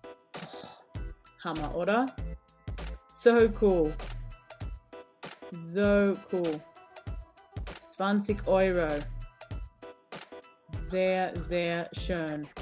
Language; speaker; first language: German; non-native, learner; English